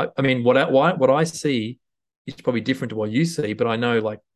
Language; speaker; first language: English; native; English